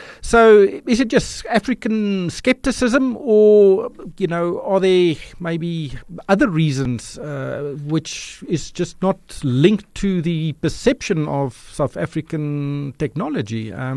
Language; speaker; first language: English; non-native, local second language; Afrikaans